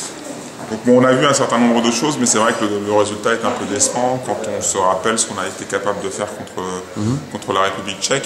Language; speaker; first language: French; native; French